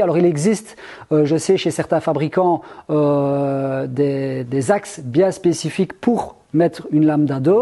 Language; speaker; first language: French; native; French